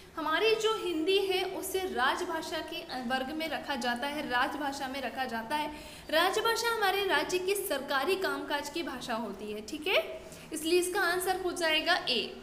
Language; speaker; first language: Hindi; native; Hindi